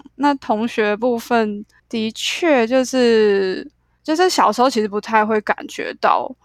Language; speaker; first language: Chinese; native; Chinese